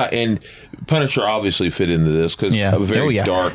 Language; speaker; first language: English; native; English